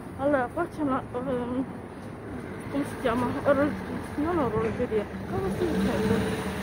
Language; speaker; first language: Italian; native; Italian